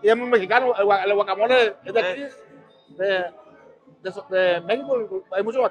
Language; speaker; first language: Spanish; native; Spanish